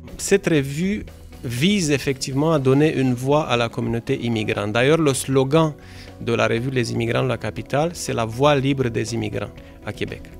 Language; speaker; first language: French; non-native, fluent; Romanian